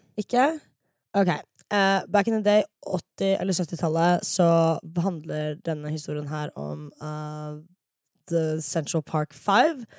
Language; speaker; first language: Norwegian; early bilingual, other home language; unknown